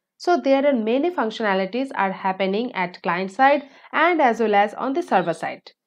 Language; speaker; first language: English; non-native, local second language; Bangla